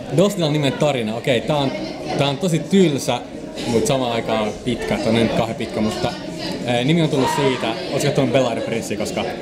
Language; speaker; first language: Finnish; early bilingual, other home language; Somali